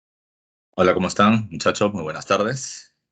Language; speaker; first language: Spanish; native; Spanish